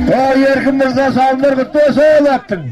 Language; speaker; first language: Kazakh; native; Kazakh